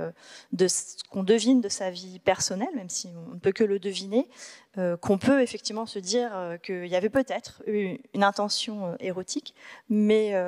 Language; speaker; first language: French; native; French